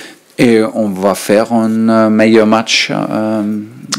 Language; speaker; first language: French; non-native, learner; German